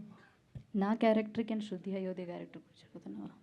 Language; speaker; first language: Telugu; non-native, fluent; Malayalam